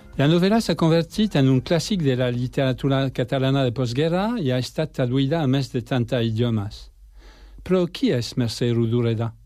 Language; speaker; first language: Catalan; non-native, learner; French